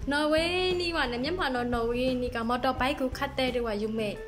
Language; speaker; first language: Japanese; non-native, learner; Burmese